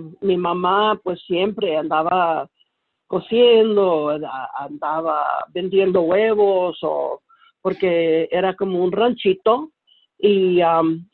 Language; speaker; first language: Spanish; early bilingual, heritage; Spanish